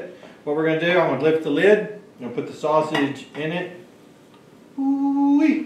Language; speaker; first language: English; native; English